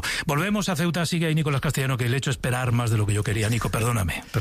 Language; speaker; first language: Spanish; native; Spanish